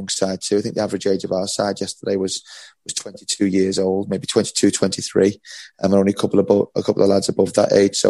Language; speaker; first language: English; native; English